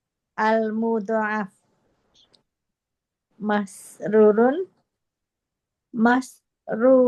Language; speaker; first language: Arabic; non-native, learner; Indonesian